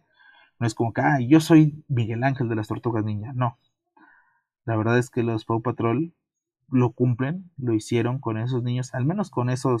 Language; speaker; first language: Spanish; native; Spanish